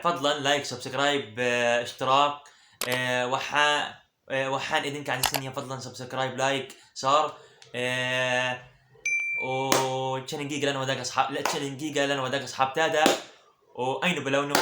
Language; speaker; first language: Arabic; early bilingual, other home language; Somali